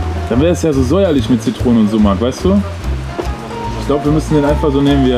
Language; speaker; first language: German; native; German